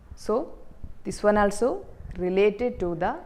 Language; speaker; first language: English; non-native, local second language; Kannada